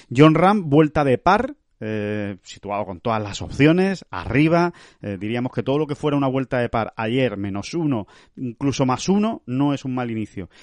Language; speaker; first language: Spanish; native; Spanish